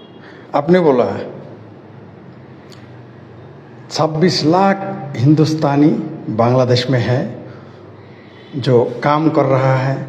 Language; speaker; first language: Hindi; non-native, fluent; Bangla